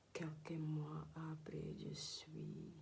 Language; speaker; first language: French; non-native, learner; Dutch